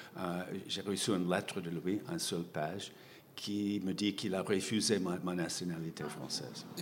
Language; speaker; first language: French; non-native, fluent; English